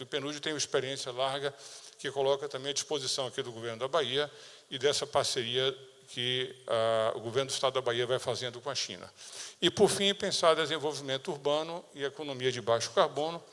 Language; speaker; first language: Portuguese; native; Portuguese